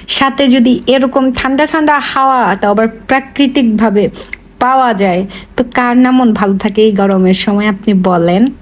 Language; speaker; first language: Bangla; non-native, local second language; Chakma